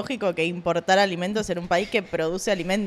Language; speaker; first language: Spanish; native; Spanish